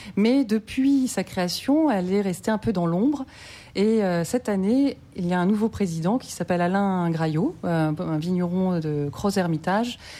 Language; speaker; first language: French; native; French